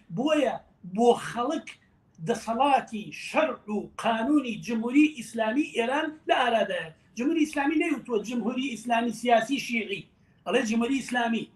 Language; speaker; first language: Central Kurdish; native; Central Kurdish